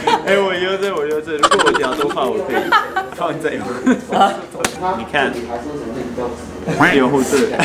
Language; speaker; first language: Chinese; non-native, fluent; French